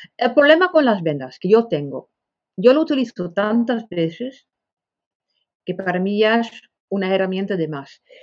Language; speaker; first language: Spanish; non-native, fluent; Dutch